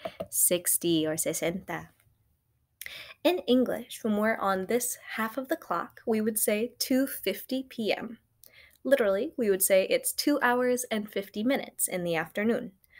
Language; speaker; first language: English; native; English